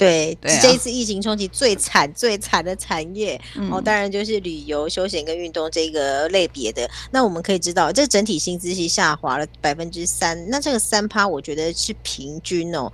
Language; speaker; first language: Chinese; native; Chinese